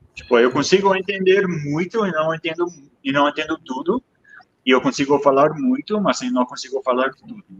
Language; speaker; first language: Portuguese; non-native, fluent; English